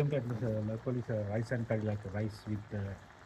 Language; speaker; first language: English; non-native, learner; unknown